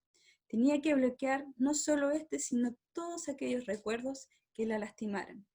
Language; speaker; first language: Spanish; native; Spanish